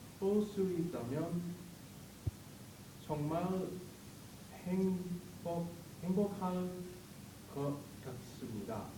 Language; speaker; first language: Korean; non-native, learner; English